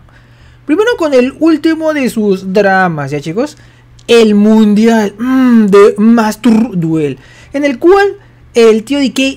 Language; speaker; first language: Spanish; native; Spanish